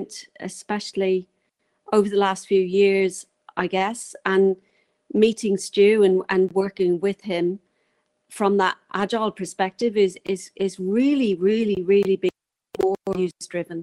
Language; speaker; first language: English; native; English